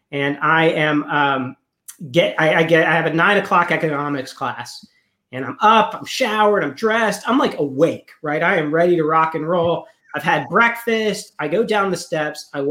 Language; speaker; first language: English; native; English